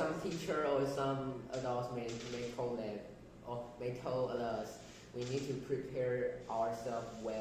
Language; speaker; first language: English; non-native, learner; Chinese